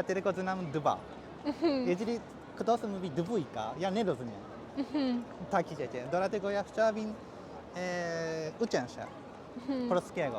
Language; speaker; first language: Polish; non-native, learner; Japanese